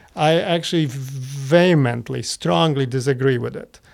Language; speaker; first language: English; non-native, fluent; Polish